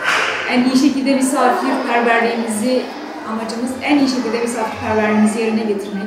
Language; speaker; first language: Turkish; native; Turkish